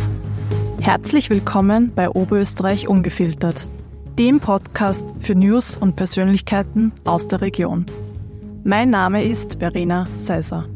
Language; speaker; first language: German; native; German